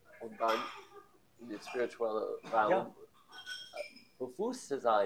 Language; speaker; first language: German; non-native, learner; English